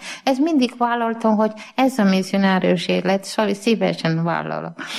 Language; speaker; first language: Hungarian; non-native, learner; Malayalam